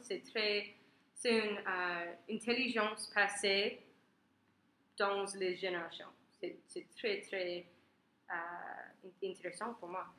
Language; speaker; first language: French; non-native, learner; English